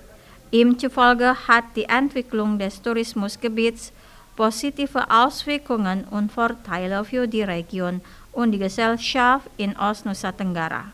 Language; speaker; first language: German; non-native, fluent; Indonesian